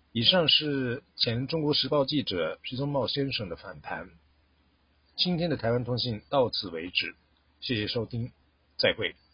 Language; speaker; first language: Chinese; non-native, fluent; Japanese